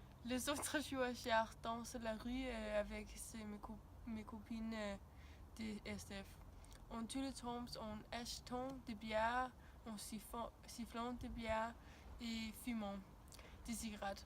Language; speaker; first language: French; non-native, learner; Danish